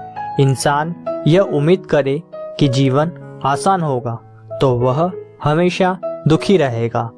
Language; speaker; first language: Hindi; native; Hindi